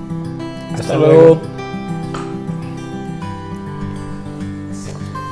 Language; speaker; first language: Spanish; native; Spanish